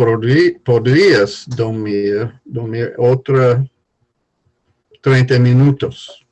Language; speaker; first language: Spanish; non-native, learner; English